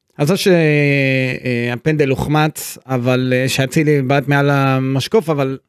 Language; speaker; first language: Hebrew; native; Hebrew